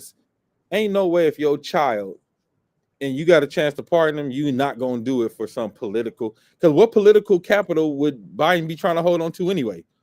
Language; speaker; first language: English; native; English